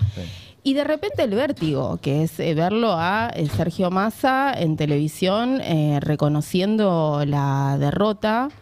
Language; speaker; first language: Spanish; native; Spanish